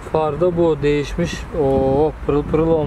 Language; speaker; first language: Turkish; native; Turkish